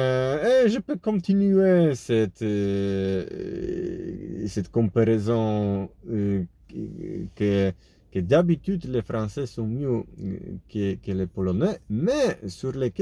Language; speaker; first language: French; non-native, fluent; Polish